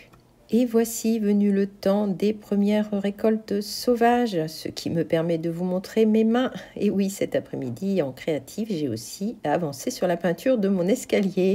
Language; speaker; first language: French; native; French